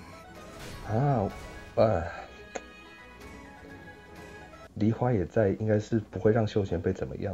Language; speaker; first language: Chinese; native; Chinese